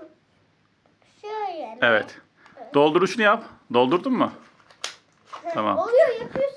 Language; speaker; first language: Turkish; native; Turkish